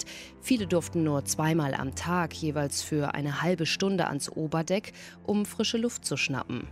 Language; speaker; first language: German; native; German